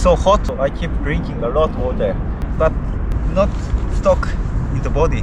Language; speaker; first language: English; non-native, learner; Japanese